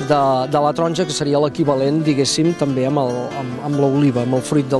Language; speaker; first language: Catalan; native; Catalan